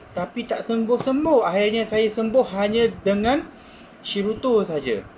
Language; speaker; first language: Malay; non-native, local second language; Chinese